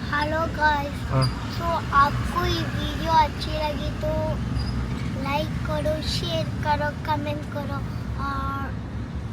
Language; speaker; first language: Hindi; non-native, local second language; Kannada